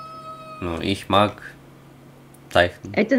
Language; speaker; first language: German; non-native, learner; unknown